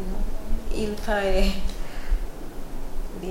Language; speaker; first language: French; non-native, learner; English